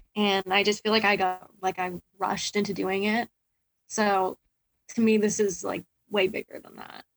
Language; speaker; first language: English; native; English